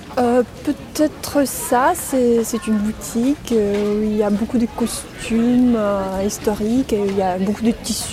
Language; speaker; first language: French; non-native, fluent; Russian